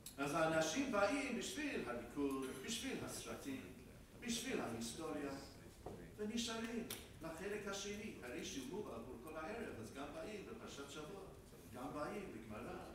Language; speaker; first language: Hebrew; non-native, fluent; English